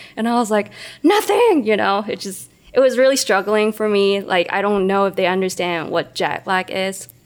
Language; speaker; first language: English; non-native, local second language; Cantonese